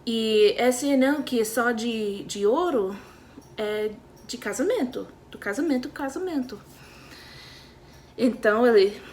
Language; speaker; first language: Portuguese; non-native, fluent; English